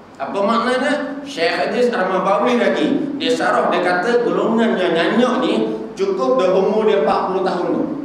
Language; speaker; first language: Malay; non-native, local second language; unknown